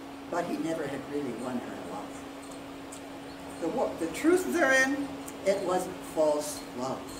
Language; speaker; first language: English; native; English